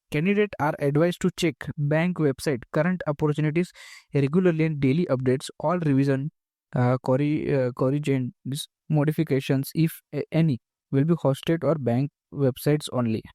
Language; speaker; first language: English; non-native, local second language; Gujarati